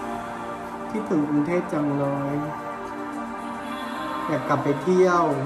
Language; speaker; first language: Thai; non-native, fluent; Vietnamese